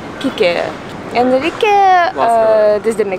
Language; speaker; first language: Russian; non-native, fluent; Japanese